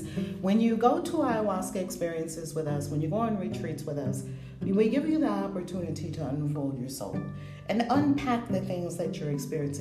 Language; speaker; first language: English; native; English